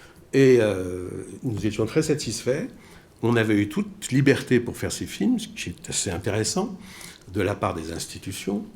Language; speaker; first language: French; native; French